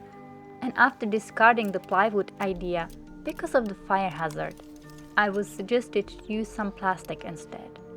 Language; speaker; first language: English; non-native, fluent; Czech